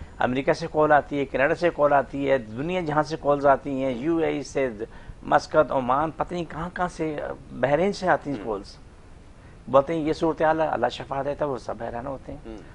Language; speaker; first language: Urdu; non-native, local second language; Pashto